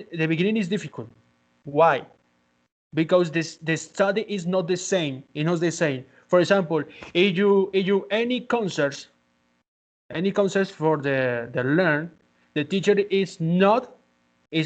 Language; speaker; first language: English; non-native, learner; Spanish